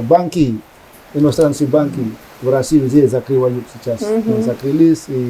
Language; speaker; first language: Russian; non-native, learner; Indonesian